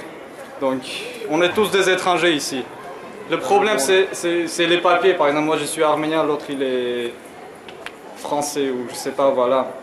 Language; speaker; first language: French; non-native, fluent; Armenian